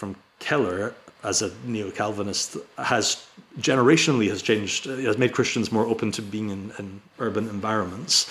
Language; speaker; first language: English; native; English